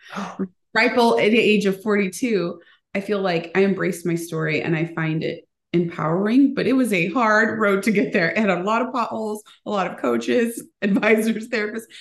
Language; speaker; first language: English; early bilingual, other home language; Spanish